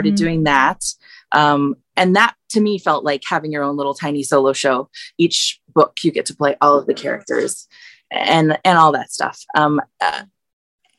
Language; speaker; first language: English; native; English